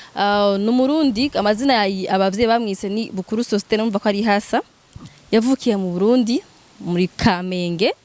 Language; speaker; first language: Rundi; native; Rundi